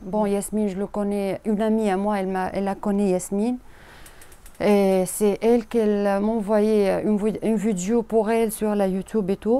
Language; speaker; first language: French; non-native, learner; Arabic